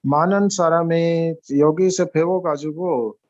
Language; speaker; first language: Korean; non-native, learner; Hindi